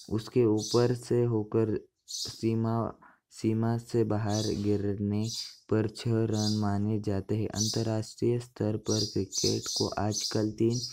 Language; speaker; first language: Hindi; non-native, local second language; Marathi